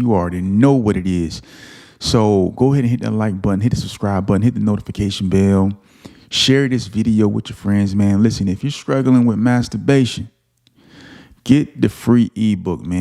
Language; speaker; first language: English; native; English